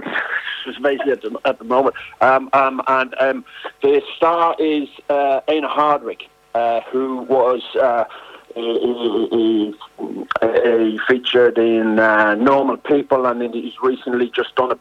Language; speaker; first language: English; native; English